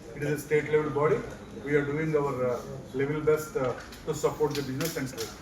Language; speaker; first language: English; non-native, local second language; Telugu